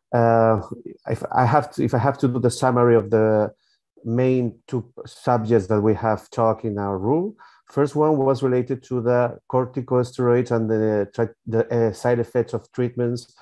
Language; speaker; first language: English; non-native, fluent; Spanish